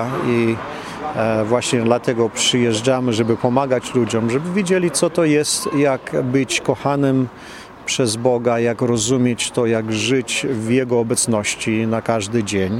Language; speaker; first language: Polish; early bilingual, heritage; Polish